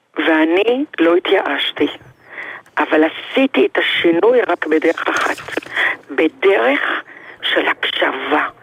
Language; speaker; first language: Hebrew; early bilingual, other home language; Arabic